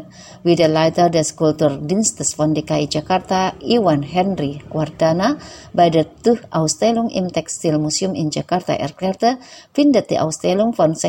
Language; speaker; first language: German; non-native, fluent; Indonesian